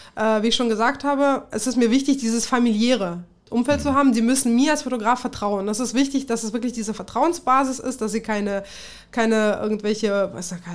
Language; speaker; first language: German; early bilingual, other home language; Russian